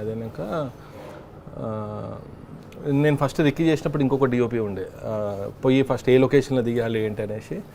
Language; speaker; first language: Telugu; native; Telugu